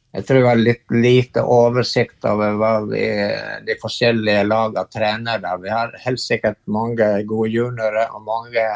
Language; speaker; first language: Norwegian; native; Norwegian